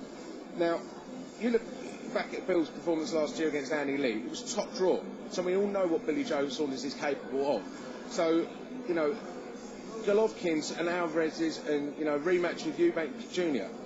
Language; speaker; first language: English; native; English